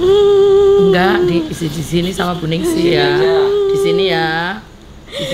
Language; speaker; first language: Indonesian; native; Indonesian